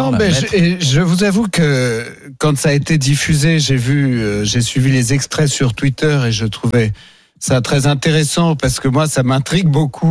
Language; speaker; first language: French; native; French